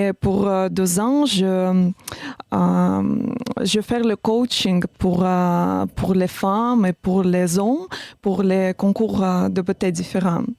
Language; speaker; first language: French; non-native, learner; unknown